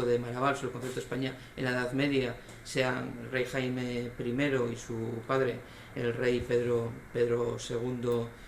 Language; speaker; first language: Spanish; native; Spanish